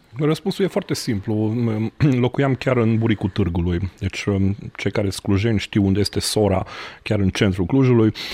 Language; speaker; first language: Romanian; non-native, local second language; Hungarian